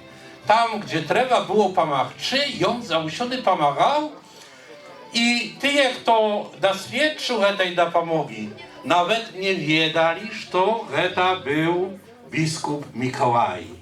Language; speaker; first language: Polish; non-native, learner; Belarusian